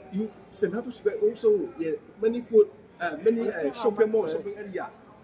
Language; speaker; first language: English; non-native, learner; Chinese